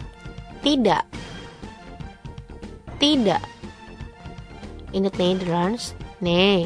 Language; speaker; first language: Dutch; non-native, fluent; Indonesian